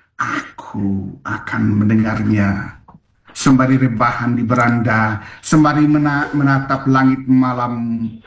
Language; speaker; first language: Malay; non-native, local second language; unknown